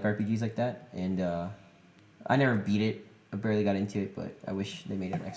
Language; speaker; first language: English; native; English